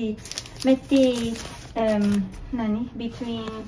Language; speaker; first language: Italian; non-native, learner; Japanese